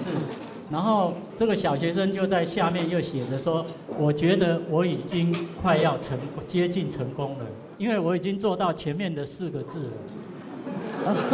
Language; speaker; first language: Chinese; native; Chinese